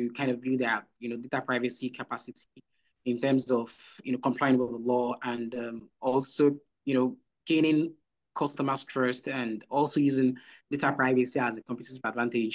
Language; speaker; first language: English; non-native, local second language; Yoruba